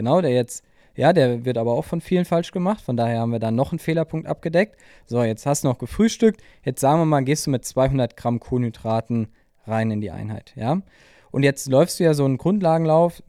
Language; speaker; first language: German; native; German